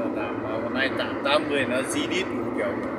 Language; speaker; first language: German; non-native, learner; Vietnamese